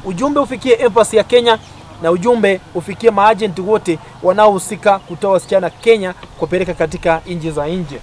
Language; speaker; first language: Swahili; non-native, local second language; Gusii